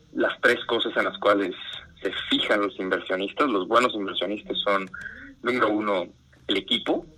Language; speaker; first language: Spanish; native; Spanish